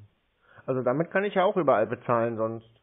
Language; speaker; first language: German; native; German